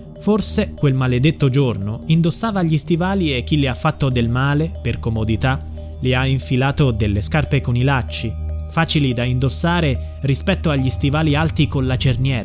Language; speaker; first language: Italian; native; Italian